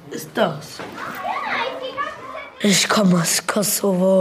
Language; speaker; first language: German; early bilingual, other home language; Albanian